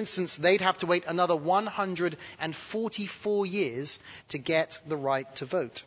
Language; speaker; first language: English; native; English